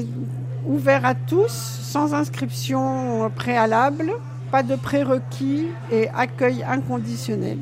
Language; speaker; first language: French; native; French